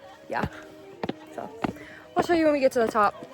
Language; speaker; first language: English; native; English